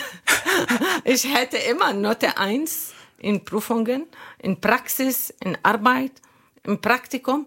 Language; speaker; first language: German; non-native, learner; Arabic